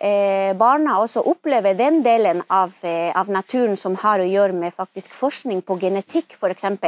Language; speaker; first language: Norwegian; non-native, fluent; Spanish